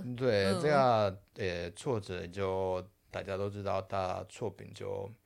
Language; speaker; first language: Chinese; non-native, fluent; Spanish